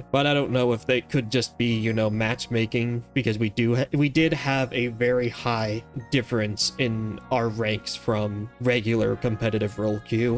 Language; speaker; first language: English; native; English